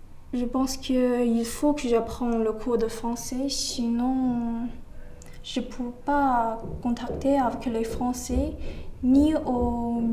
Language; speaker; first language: French; non-native, learner; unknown